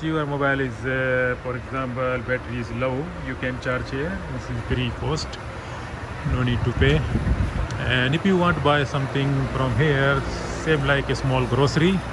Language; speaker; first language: English; non-native, learner; Urdu